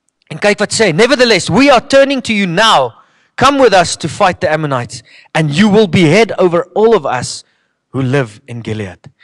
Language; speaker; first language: English; non-native, local second language; Afrikaans